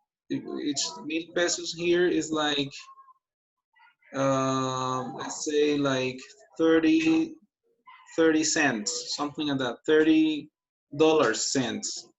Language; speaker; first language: English; non-native, fluent; Spanish